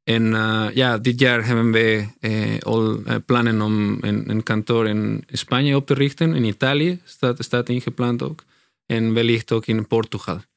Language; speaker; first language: Dutch; non-native, fluent; Spanish